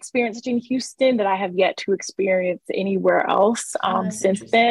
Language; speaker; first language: English; early bilingual, other home language; Akan